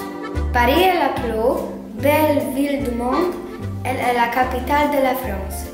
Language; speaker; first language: French; non-native, learner; Polish